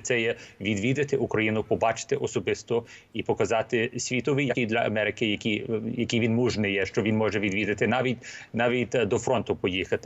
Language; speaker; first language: Ukrainian; early bilingual, heritage; Ukrainian